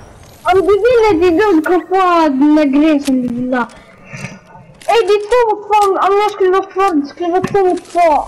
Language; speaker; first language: Swedish; early bilingual, other home language; Turkish